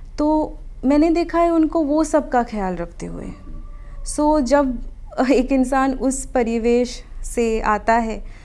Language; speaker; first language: Hindi; non-native, local second language; Odia